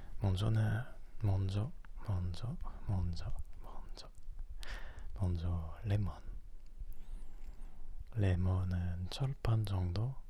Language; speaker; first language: Korean; non-native, learner; French